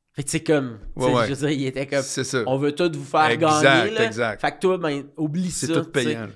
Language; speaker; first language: French; native; French